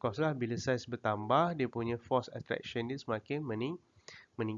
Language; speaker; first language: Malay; native; Malay